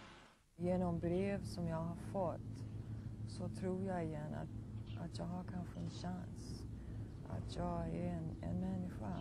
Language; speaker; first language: Swedish; early bilingual, heritage; Swedish